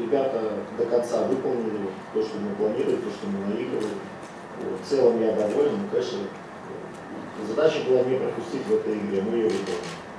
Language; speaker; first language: Russian; native; Russian